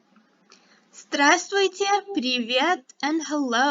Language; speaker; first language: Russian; non-native, fluent; English